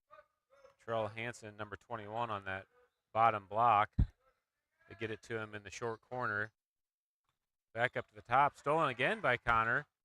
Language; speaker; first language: English; native; English